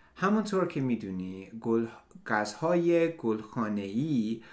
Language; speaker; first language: Persian; non-native, learner; English